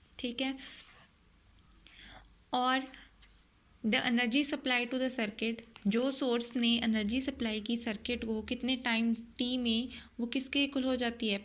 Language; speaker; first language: Hindi; native; Hindi